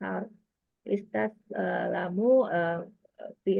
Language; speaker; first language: Arabic; non-native, learner; Indonesian